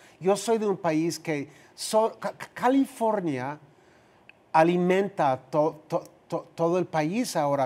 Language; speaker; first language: Spanish; non-native, fluent; English